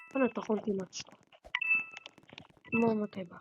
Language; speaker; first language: Filipino; native; Filipino